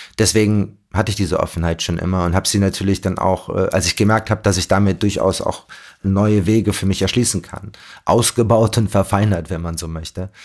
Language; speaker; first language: German; early bilingual, other home language; Arabic